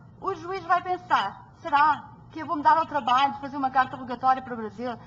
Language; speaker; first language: Portuguese; early bilingual, heritage; Portuguese